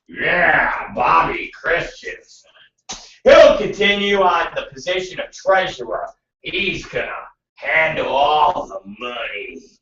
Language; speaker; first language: English; native; English